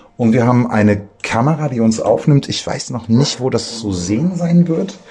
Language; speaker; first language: German; native; German